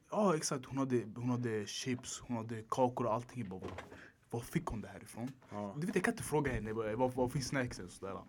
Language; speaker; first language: Swedish; early bilingual, other home language; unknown